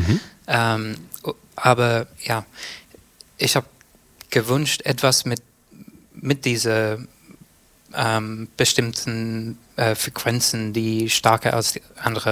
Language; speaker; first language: German; non-native, learner; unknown